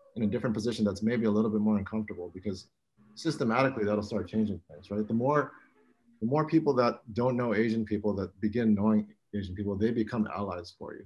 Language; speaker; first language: English; native; English